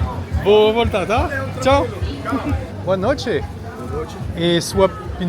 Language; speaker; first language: Portuguese; non-native, learner; French